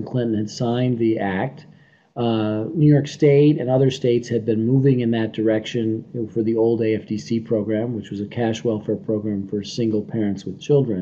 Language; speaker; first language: English; native; English